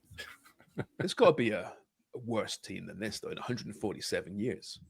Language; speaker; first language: English; native; English